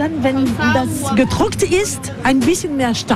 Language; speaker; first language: German; non-native, learner; French